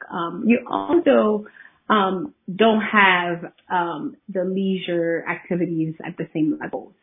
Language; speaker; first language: English; early bilingual, other home language; Haitian Creole